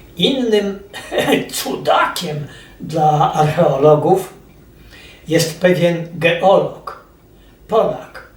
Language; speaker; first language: Polish; native; Polish